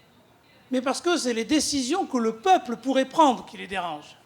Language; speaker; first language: French; native; French